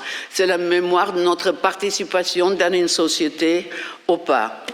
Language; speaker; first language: French; non-native, fluent; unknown